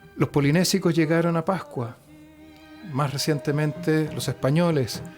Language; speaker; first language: Spanish; native; Spanish